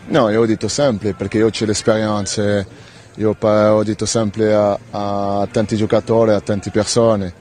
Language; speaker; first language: Italian; non-native, learner; French